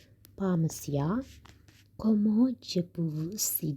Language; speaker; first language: French; non-native, learner; Tamil